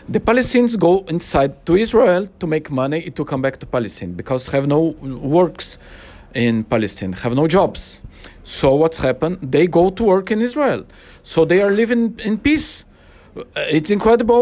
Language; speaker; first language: English; non-native, learner; Portuguese